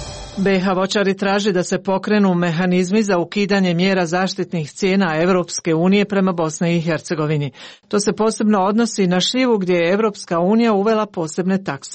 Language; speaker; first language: Croatian; native; Croatian